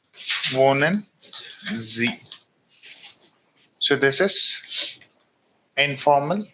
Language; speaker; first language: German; non-native, fluent; Telugu